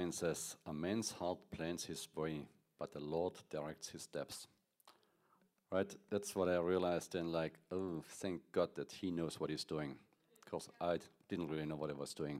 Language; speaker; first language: English; non-native, fluent; German